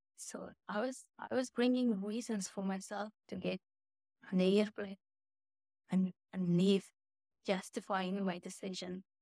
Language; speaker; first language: English; non-native, fluent; Persian